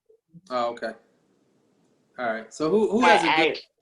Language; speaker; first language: English; native; English